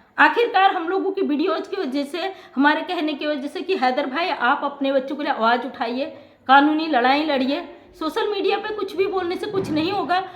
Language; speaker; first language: Hindi; native; Hindi